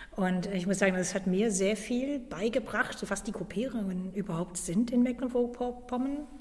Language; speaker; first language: German; non-native, fluent; English